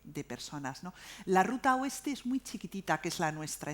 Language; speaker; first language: Spanish; native; Spanish